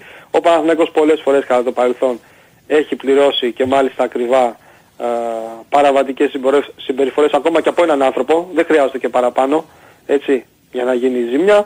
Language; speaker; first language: Greek; native; Greek